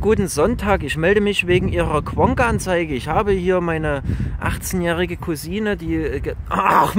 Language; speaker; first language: German; native; German